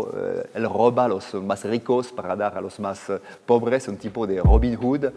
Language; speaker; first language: Spanish; non-native, fluent; French